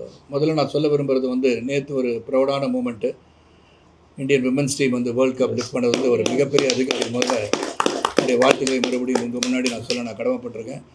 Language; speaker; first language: Tamil; native; Tamil